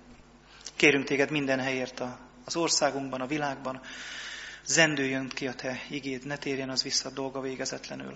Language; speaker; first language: Hungarian; native; Hungarian